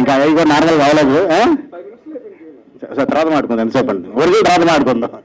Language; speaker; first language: Telugu; native; Telugu